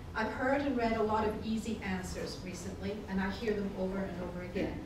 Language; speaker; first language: English; native; English